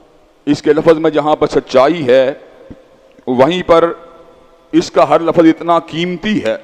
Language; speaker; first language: Urdu; native; Urdu